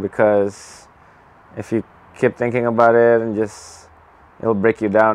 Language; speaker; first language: English; early bilingual, other home language; Indonesian